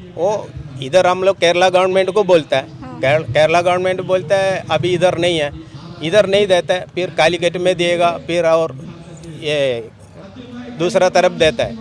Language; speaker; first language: Hindi; non-native, local second language; Malayalam